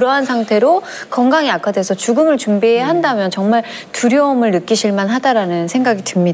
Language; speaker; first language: Korean; native; Korean